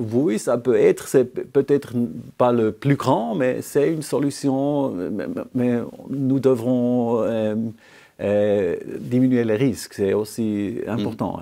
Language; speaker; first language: French; non-native, local second language; German